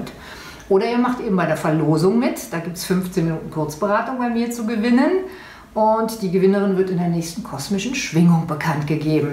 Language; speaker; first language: German; native; German